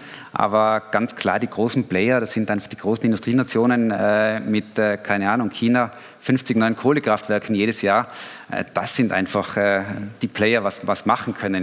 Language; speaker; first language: German; native; German